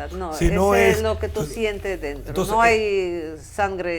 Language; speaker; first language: Spanish; non-native, fluent; Russian